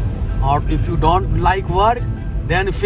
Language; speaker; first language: English; non-native, local second language; Hindi